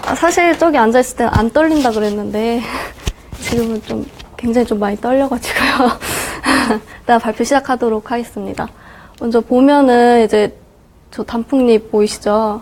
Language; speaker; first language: Korean; native; Korean